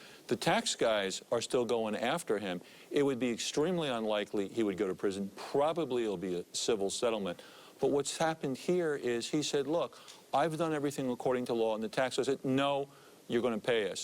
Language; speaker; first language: English; native; English